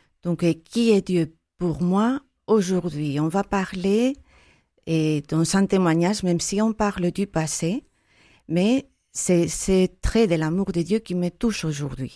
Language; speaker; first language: French; non-native, fluent; Spanish